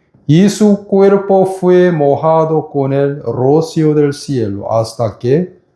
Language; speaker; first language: Spanish; non-native, fluent; Korean